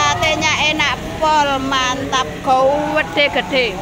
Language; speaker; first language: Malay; non-native, local second language; Javanese